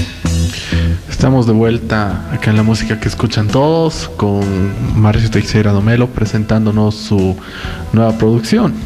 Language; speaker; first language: Spanish; native; Spanish